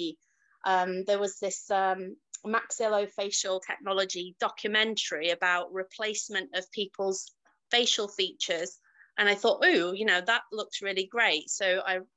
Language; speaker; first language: English; native; English